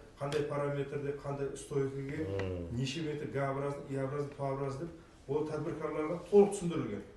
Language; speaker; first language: Uzbek; non-native, local second language; Kara-Kalpak